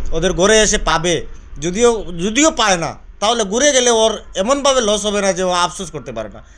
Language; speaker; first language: Bangla; native; Bangla